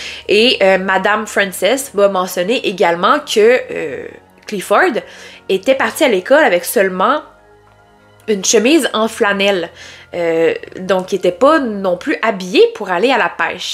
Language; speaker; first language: French; native; French